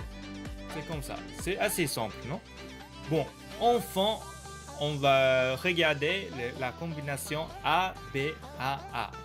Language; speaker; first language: French; non-native, learner; Korean